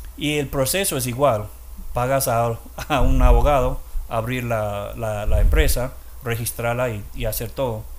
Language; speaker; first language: Spanish; non-native, fluent; English